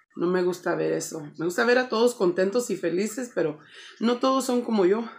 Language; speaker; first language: Spanish; early bilingual, heritage; Spanish